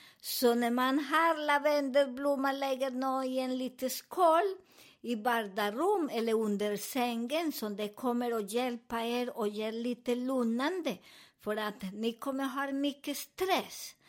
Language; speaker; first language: Swedish; non-native, learner; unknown